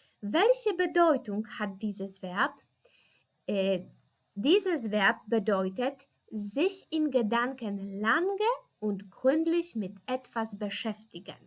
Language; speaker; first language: German; non-native, fluent; Polish